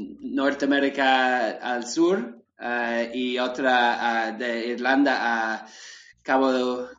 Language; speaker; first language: Spanish; non-native, learner; English